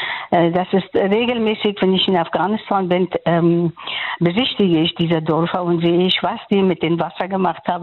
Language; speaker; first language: German; non-native, learner; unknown